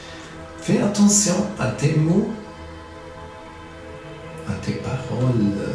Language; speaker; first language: French; non-native, fluent; German